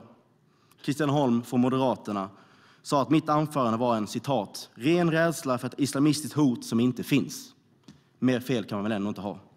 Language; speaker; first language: Swedish; native; Swedish